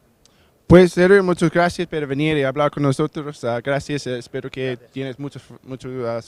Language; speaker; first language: Spanish; non-native, learner; English